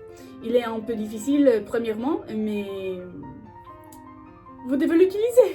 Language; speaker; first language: French; non-native, learner; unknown